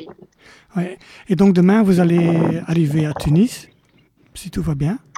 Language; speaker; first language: French; native; French